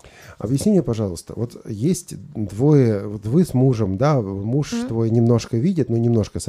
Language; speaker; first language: Russian; native; Russian